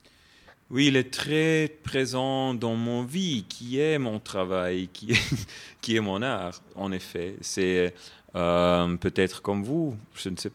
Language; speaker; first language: French; non-native, fluent; German